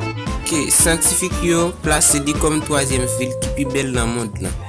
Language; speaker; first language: French; non-native, learner; Haitian Creole